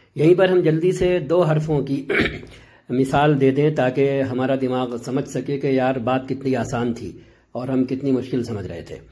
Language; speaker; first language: Urdu; native; Urdu